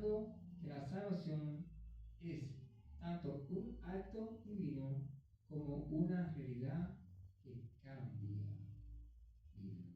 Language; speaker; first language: Spanish; native; Spanish